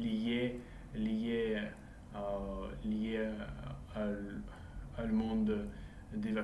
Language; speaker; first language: French; non-native, learner; English